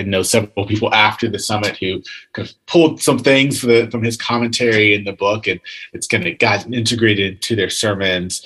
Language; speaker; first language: English; native; English